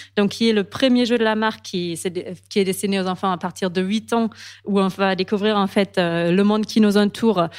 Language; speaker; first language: French; non-native, fluent; German